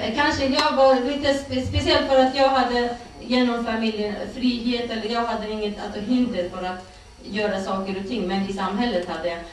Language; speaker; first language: Swedish; non-native, fluent; Kurdish